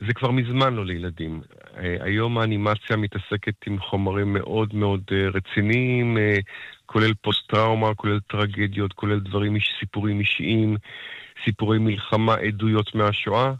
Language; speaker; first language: Hebrew; native; Hebrew